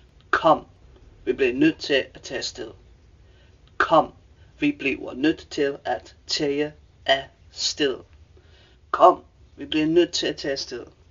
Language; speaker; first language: Danish; native; Danish